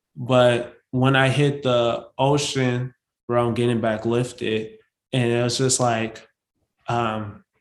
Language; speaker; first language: English; native; English